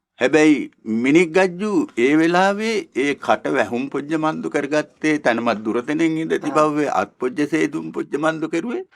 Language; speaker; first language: Sinhala; native; Sinhala